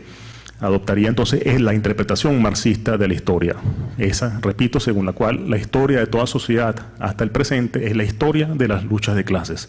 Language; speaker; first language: Spanish; native; Spanish